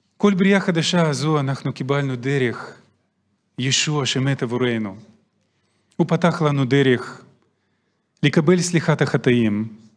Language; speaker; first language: Hebrew; non-native, fluent; Russian